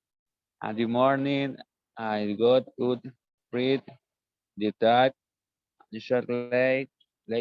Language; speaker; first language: English; non-native, learner; Spanish